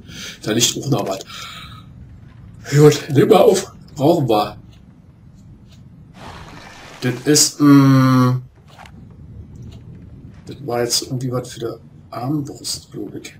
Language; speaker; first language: German; native; German